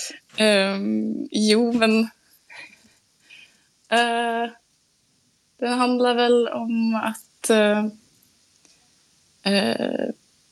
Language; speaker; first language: Swedish; non-native, fluent; French